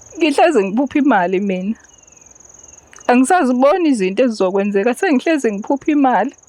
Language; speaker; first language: Zulu; native; Zulu